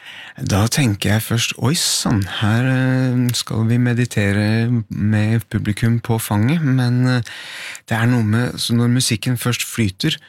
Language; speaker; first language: Norwegian; native; Norwegian